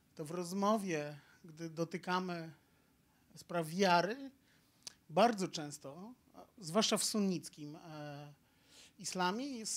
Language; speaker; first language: Polish; native; Polish